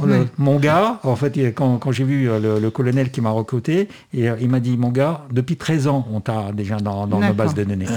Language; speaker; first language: French; non-native, fluent; Russian